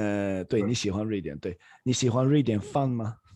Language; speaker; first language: Chinese; non-native, fluent; Swedish